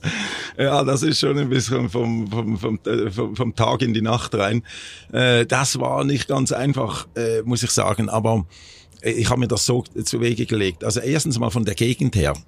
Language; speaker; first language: German; native; German